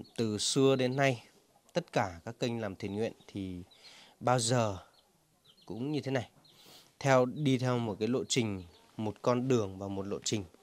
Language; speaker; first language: Vietnamese; non-native, local second language; Hmong